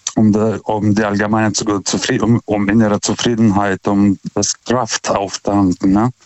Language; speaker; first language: German; non-native, fluent; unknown